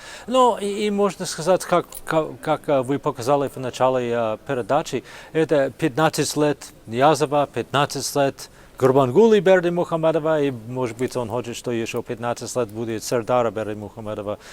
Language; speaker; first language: Russian; non-native, fluent; English